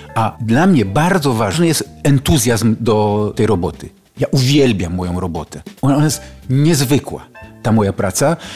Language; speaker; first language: Polish; native; Polish